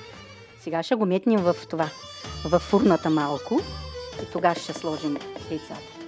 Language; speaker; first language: Bulgarian; native; Bulgarian